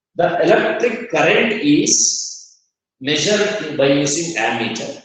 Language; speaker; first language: English; non-native, local second language; Kannada